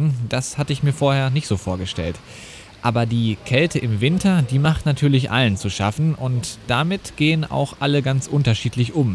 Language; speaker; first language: German; native; German